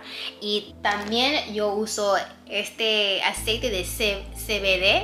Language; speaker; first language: Spanish; non-native, fluent; English